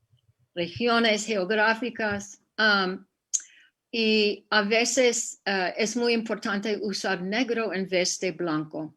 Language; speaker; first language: Spanish; non-native, fluent; English